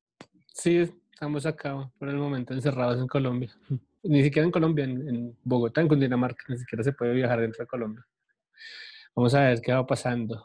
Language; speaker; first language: Spanish; native; Spanish